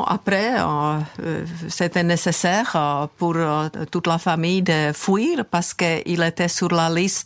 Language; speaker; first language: French; non-native, fluent; Czech